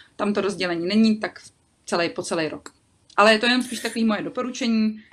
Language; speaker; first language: Czech; native; Czech